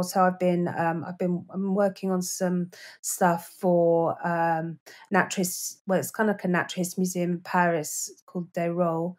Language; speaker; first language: English; native; English